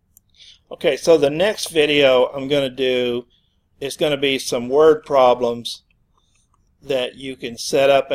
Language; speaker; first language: English; native; English